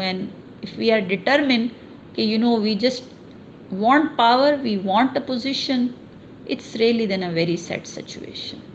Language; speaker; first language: English; non-native, local second language; Urdu